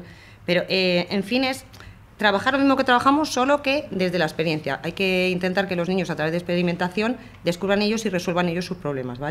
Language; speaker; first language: Spanish; native; Spanish